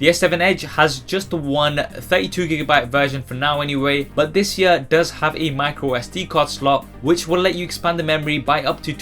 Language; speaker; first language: English; native; English